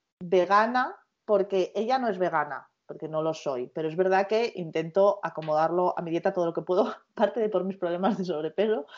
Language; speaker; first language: Spanish; native; Spanish